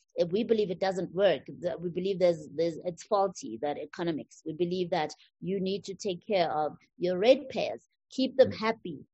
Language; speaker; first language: English; non-native, local second language; Tswana